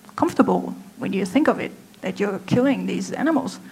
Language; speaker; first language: English; non-native, fluent; German